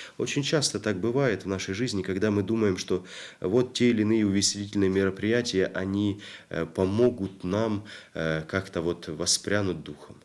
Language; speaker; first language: Russian; native; Russian